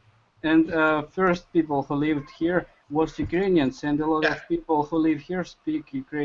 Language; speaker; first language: English; non-native, learner; Russian